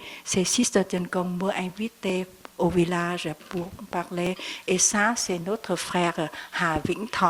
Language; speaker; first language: French; non-native, learner; Vietnamese